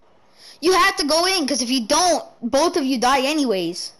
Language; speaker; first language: English; native; English